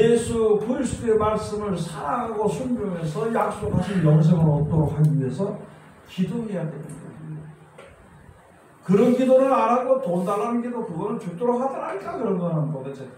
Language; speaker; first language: Korean; native; Korean